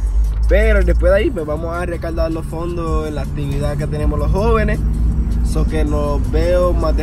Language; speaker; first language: Spanish; early bilingual, heritage; English